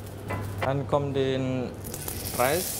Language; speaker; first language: German; non-native, learner; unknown